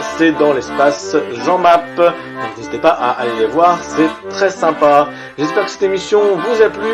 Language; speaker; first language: French; native; French